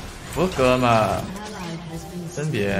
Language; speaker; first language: Chinese; native; Chinese